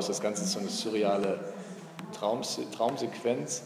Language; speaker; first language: German; native; German